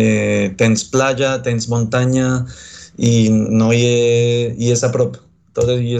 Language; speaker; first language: Catalan; non-native, fluent; Spanish